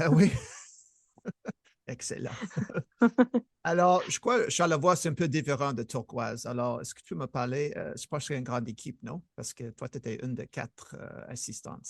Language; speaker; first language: French; non-native, fluent; English